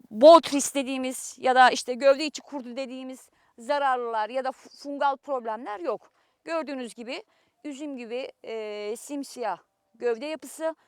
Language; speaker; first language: Turkish; native; Turkish